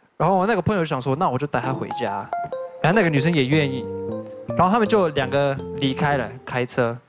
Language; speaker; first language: Chinese; non-native, fluent; English